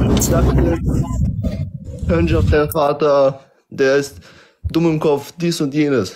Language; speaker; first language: German; early bilingual, other home language; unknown